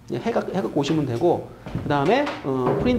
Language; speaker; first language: Korean; native; Korean